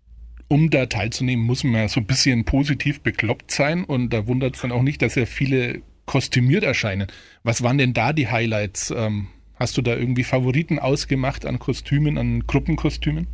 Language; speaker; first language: German; native; German